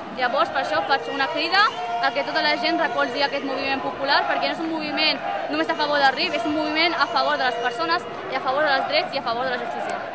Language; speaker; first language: Catalan; early bilingual, other home language; Riffian